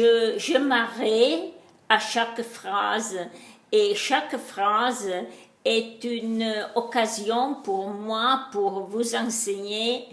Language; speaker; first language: French; non-native, learner; Italian